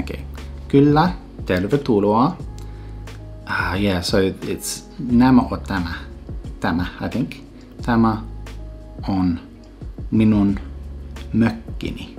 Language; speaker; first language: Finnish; non-native, learner; English